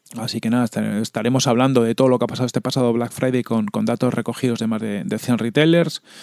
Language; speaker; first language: Spanish; native; Spanish